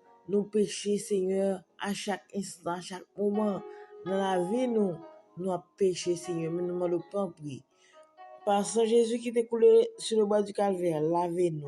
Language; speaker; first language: French; non-native, local second language; Haitian Creole